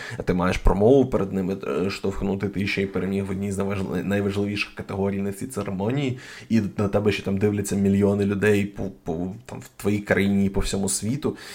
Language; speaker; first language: Ukrainian; non-native, local second language; Russian